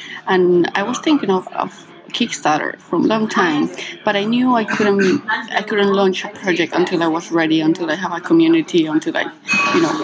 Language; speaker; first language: English; non-native, fluent; Spanish